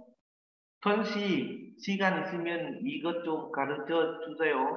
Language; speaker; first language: Korean; non-native, fluent; Vietnamese